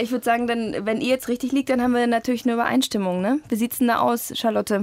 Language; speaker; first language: German; native; German